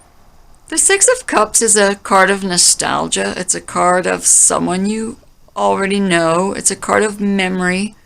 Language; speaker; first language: English; native; English